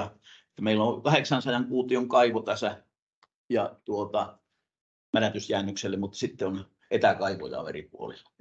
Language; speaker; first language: Finnish; native; Finnish